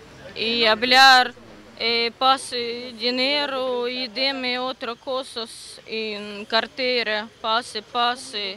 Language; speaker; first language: Spanish; non-native, learner; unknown